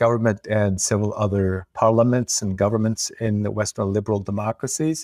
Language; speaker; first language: English; non-native, fluent; Uyghur